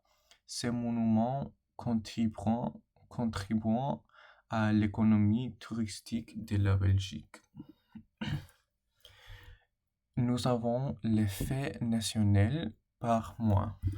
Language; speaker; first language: French; non-native, learner; English